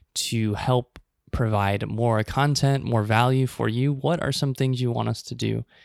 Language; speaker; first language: English; native; English